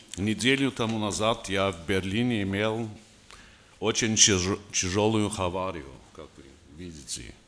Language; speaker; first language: Russian; non-native, fluent; German